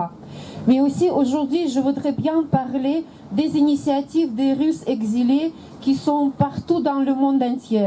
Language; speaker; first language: French; non-native, fluent; Russian